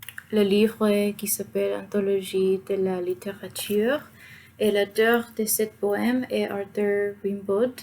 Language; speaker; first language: French; non-native, fluent; Spanish